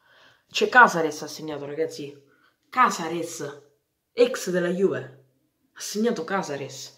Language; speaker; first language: Italian; native; Italian